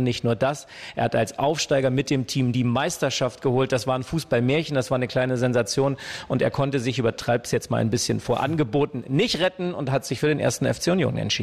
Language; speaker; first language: German; native; German